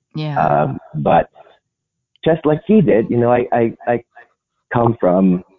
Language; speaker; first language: English; non-native, local second language; Filipino